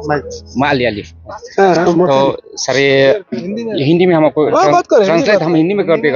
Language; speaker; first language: Hindi; non-native, local second language; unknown